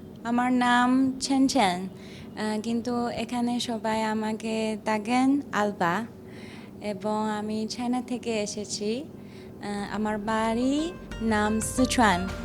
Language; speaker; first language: Bangla; non-native, learner; Chinese